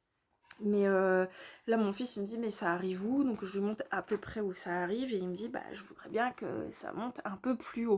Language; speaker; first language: French; native; French